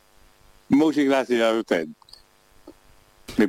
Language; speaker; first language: Spanish; non-native, learner; English